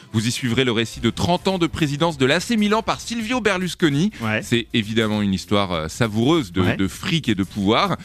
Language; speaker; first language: French; native; French